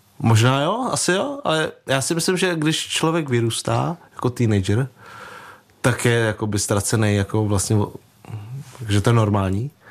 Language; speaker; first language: Czech; early bilingual, other home language; Vietnamese